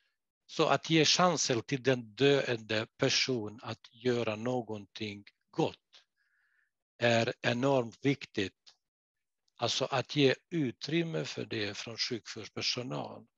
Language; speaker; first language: Swedish; non-native, fluent; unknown